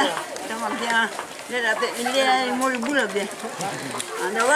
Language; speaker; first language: Indonesian; non-native, local second language; Minangkabau